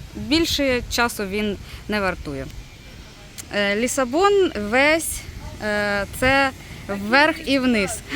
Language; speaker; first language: Ukrainian; non-native, local second language; Russian